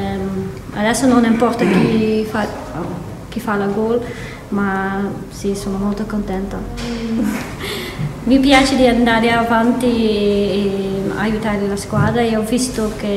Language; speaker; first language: Italian; non-native, fluent; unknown